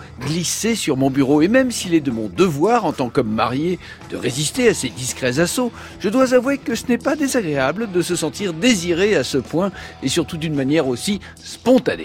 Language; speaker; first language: French; native; French